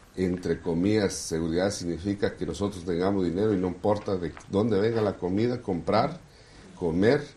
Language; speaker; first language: Spanish; non-native, local second language; Kʼicheʼ